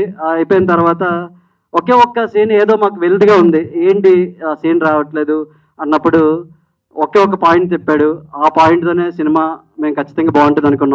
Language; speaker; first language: Telugu; native; Telugu